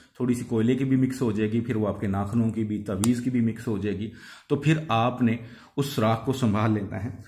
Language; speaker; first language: Urdu; non-native, local second language; Punjabi